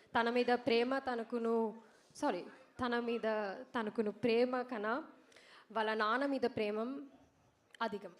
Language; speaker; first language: Telugu; non-native, learner; Malayalam